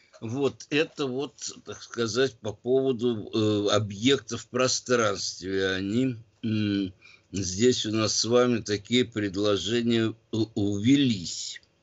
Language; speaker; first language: Russian; native; Russian